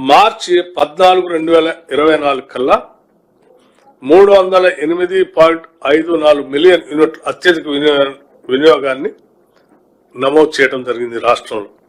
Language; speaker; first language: Telugu; native; Telugu